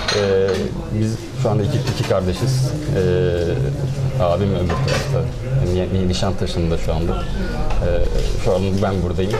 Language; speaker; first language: Turkish; native; Turkish